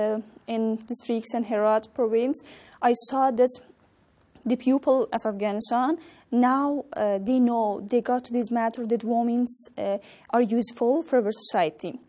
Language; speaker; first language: English; non-native, learner; Persian